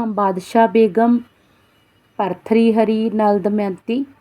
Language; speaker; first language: Hindi; non-native, local second language; Punjabi